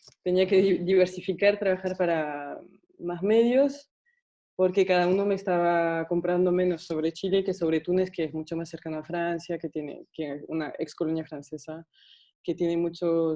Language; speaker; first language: Spanish; non-native, fluent; French